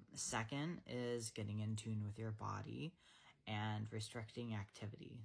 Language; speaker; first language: English; native; English